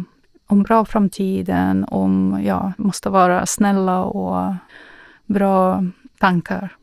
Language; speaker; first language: Swedish; non-native, learner; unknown